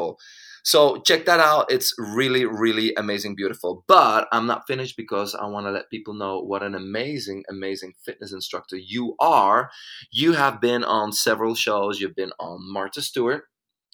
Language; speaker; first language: English; non-native, fluent; Dutch